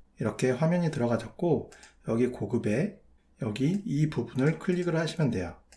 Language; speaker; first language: Korean; native; Korean